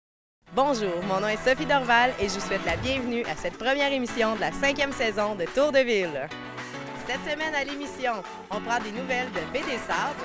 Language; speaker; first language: French; native; French